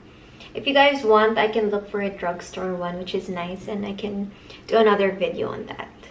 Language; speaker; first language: English; non-native, local second language; Filipino